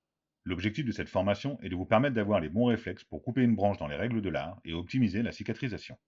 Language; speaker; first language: French; native; French